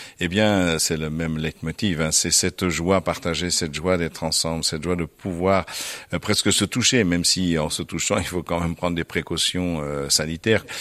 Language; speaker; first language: French; native; French